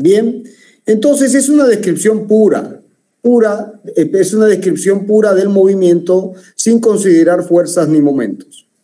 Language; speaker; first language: Spanish; native; Spanish